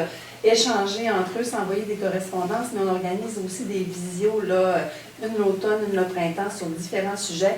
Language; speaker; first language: French; native; French